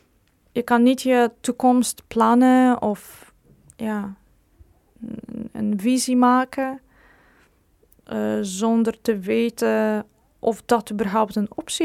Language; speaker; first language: Dutch; non-native, fluent; Ukrainian